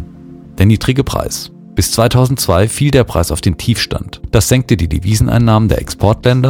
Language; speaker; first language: German; native; German